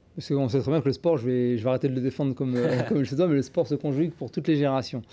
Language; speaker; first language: French; native; French